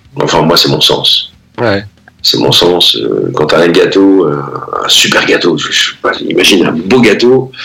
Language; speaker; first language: French; native; French